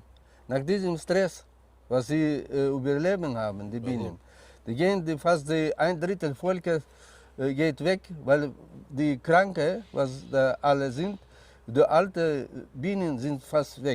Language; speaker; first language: German; non-native, learner; Russian